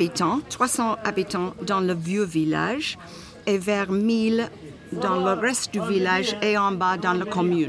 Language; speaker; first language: French; non-native, fluent; English